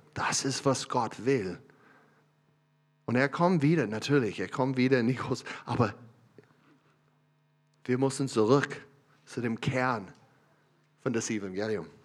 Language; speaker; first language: German; non-native, learner; English